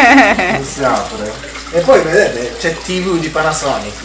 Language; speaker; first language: Italian; non-native, learner; Japanese